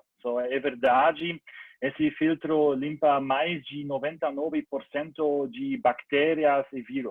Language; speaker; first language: Portuguese; non-native, learner; German